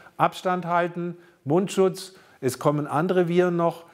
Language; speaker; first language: German; native; German